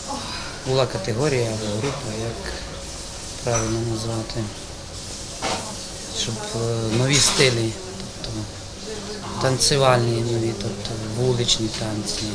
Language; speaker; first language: Ukrainian; native; Ukrainian